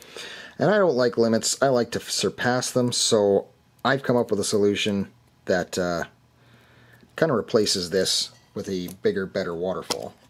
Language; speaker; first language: English; native; English